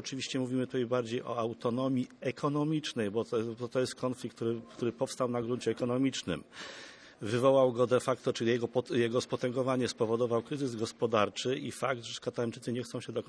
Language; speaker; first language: Polish; native; Polish